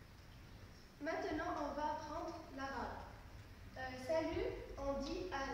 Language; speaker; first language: French; non-native, local second language; Arabic